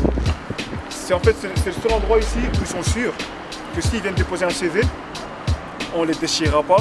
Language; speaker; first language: French; native; French